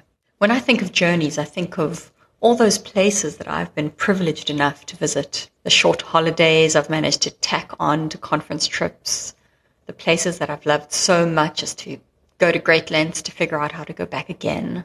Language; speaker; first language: English; native; English